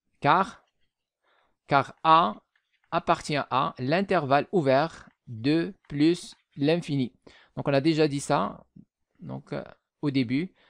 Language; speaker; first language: French; non-native, local second language; Arabic